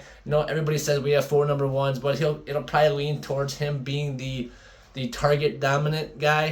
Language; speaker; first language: English; native; English